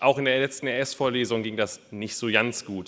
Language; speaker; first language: German; native; German